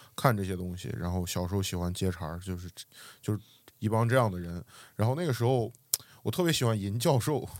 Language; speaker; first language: Chinese; native; Chinese